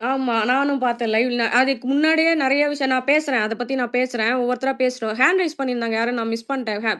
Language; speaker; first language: Tamil; native; Tamil